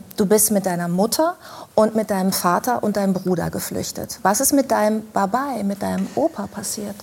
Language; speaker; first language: German; native; German